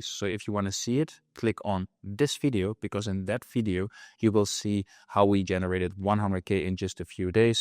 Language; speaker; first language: English; non-native, fluent; Dutch